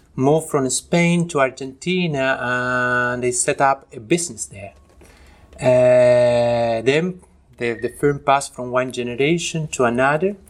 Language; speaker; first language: English; non-native, fluent; Spanish